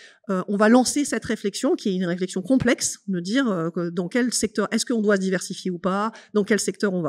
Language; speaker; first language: French; native; French